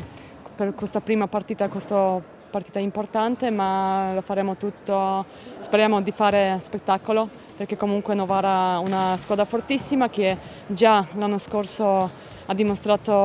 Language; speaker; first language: Italian; non-native, fluent; Polish